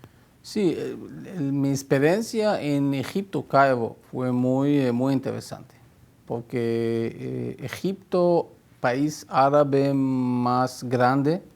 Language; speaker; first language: Spanish; non-native, fluent; Hebrew